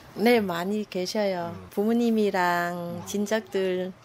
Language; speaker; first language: Korean; non-native, fluent; Vietnamese